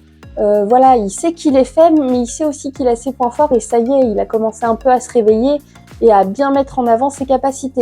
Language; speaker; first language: French; native; French